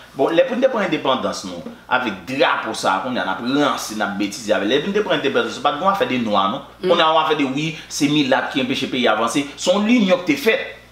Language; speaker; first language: French; non-native, local second language; Haitian Creole